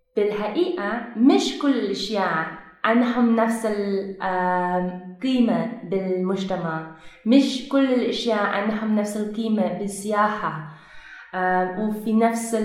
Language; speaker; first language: Arabic; non-native, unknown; Dutch